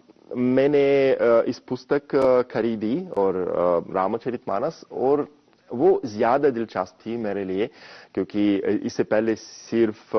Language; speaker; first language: Hindi; non-native, fluent; Russian